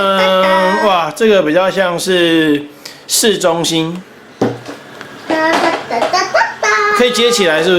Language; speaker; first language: Chinese; native; Chinese